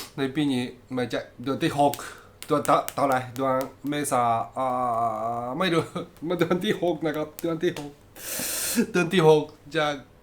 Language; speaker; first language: Thai; non-native, learner; Japanese